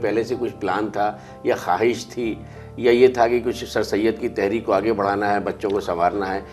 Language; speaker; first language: Urdu; native; Urdu